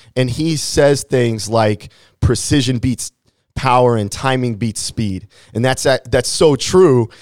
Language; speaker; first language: English; native; English